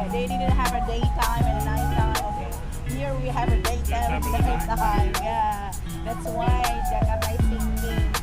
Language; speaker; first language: English; non-native, learner; Indonesian